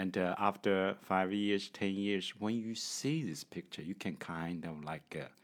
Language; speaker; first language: English; non-native, learner; Chinese